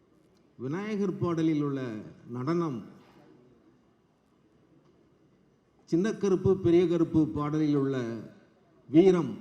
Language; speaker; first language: Tamil; native; Tamil